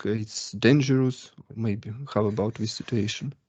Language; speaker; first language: English; non-native, learner; Russian